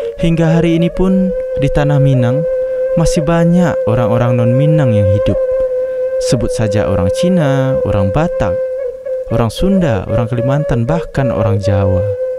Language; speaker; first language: Indonesian; non-native, local second language; Minangkabau